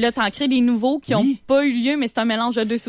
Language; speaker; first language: French; native; French